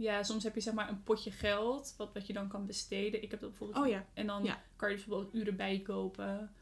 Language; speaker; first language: Dutch; native; Dutch